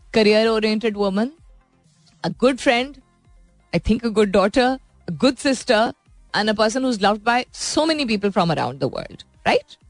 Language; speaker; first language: Urdu; native; Urdu